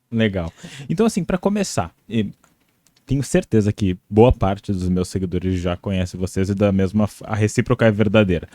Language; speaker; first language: Portuguese; native; Portuguese